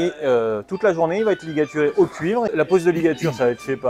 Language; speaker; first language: French; native; French